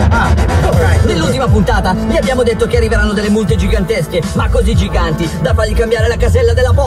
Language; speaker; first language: Italian; native; Italian